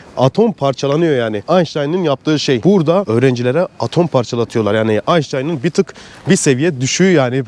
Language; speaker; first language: Turkish; native; Turkish